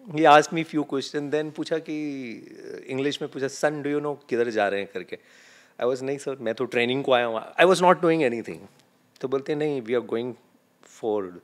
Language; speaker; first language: Hindi; non-native, local second language; Malayalam